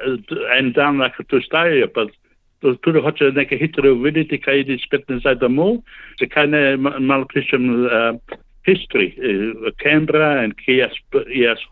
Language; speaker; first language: Slovenian; early bilingual, heritage; Slovenian